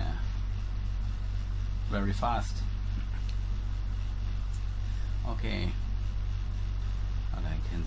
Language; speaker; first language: English; non-native, learner; German